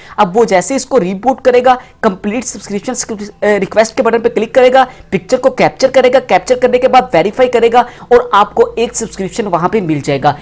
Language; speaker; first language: Urdu; non-native, local second language; Punjabi